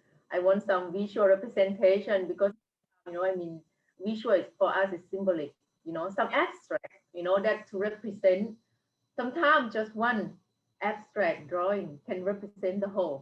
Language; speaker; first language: English; non-native, fluent; Thai